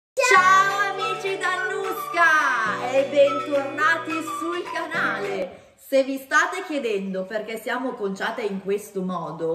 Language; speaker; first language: Italian; native; Italian